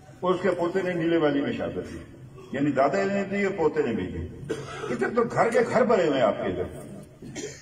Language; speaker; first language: Urdu; non-native, local second language; Pahari-Potwari